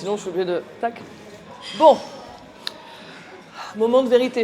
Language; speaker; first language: French; native; French